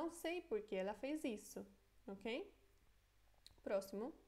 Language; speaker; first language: Portuguese; non-native, fluent; Polish